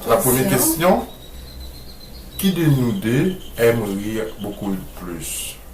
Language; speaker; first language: French; non-native, local second language; Haitian Creole